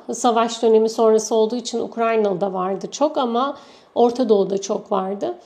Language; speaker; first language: Turkish; native; Turkish